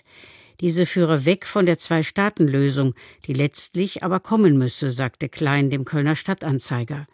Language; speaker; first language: German; native; German